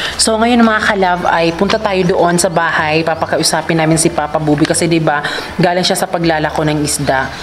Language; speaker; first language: Filipino; non-native, local second language; Cebuano